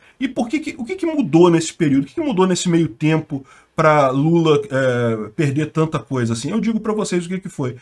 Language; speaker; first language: Portuguese; native; Portuguese